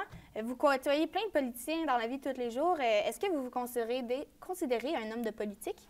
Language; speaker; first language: French; native; French